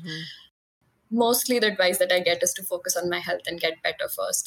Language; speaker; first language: English; non-native, local second language; Hindi